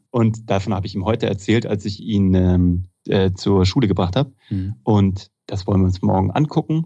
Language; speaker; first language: German; native; German